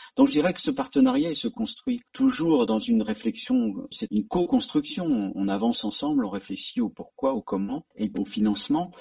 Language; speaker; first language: French; native; French